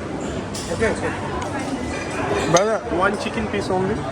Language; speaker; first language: English; non-native, learner; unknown